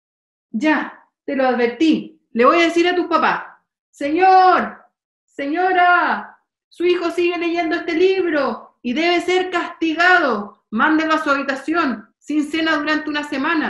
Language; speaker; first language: Spanish; native; Spanish